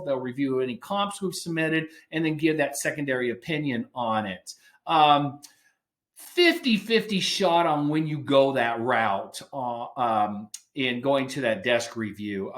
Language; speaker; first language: English; native; English